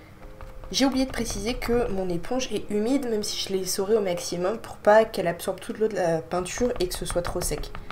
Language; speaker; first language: French; native; French